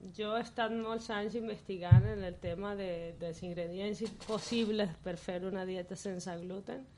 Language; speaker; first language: Catalan; non-native, fluent; Spanish